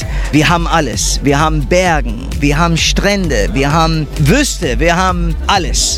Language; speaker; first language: German; early bilingual, heritage; English